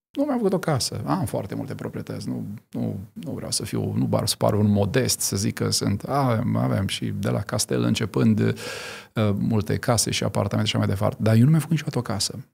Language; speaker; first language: Romanian; native; Romanian